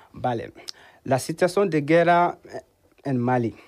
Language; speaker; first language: Spanish; non-native, learner; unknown